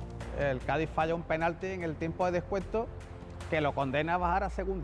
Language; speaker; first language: Spanish; native; Spanish